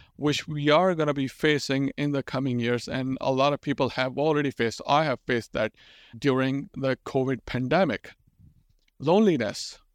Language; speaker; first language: English; non-native, local second language; Urdu